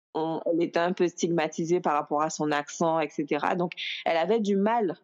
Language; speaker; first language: French; native; French